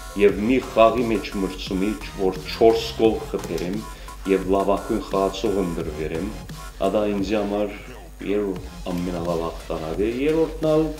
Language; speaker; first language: Armenian; early bilingual, heritage; Armenian